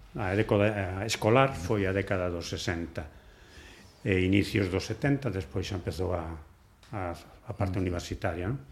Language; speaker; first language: Galician; non-native, local second language; Spanish